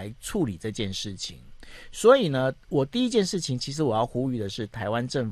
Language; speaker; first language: Chinese; native; Chinese